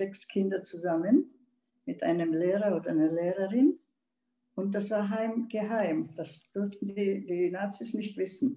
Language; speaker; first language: German; non-native, local second language; Czech